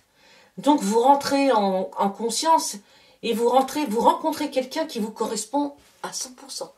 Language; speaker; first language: French; native; French